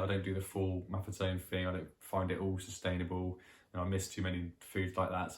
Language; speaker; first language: English; native; English